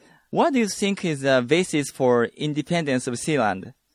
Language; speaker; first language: English; non-native, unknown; Japanese